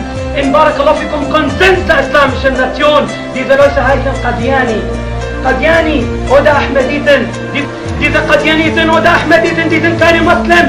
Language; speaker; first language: German; non-native, fluent; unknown